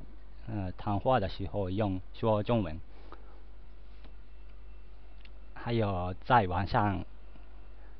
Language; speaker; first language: Chinese; non-native, learner; Japanese